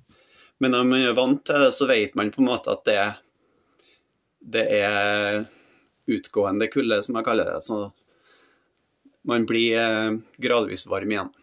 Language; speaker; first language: Norwegian; native; Norwegian